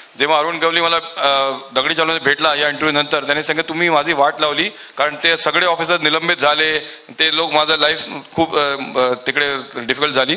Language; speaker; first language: Marathi; non-native, local second language; Urdu